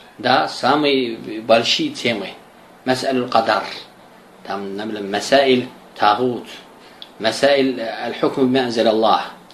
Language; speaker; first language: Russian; non-native, local second language; Azerbaijani